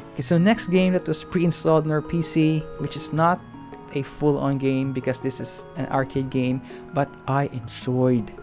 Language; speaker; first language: English; non-native, local second language; Hiligaynon